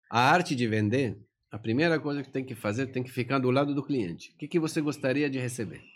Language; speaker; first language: Portuguese; non-native, fluent; Persian